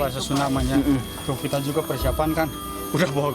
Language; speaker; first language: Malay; non-native, local second language; Sundanese